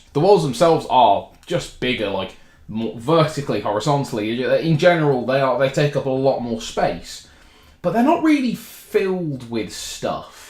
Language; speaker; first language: English; native; English